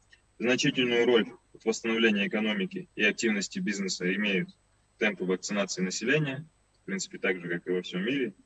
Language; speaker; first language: Russian; native; Russian